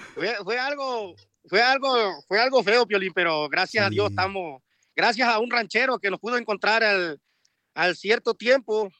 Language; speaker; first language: Spanish; native; Spanish